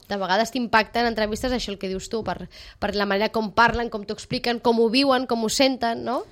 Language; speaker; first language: Catalan; native; Catalan